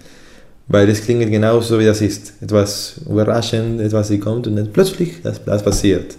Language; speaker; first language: German; non-native, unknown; Spanish